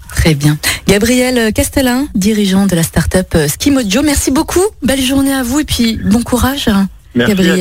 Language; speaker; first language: French; native; French